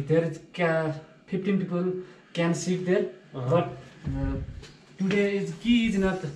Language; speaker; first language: English; non-native, learner; Nepali